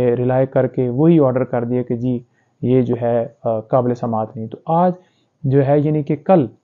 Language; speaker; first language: Urdu; native; Urdu